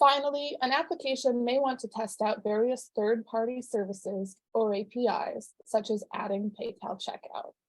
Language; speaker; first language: English; native; English